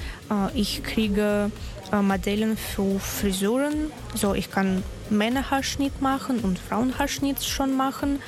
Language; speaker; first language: German; non-native, learner; Russian